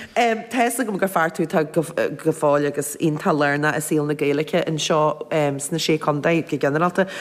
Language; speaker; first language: Irish; native; Irish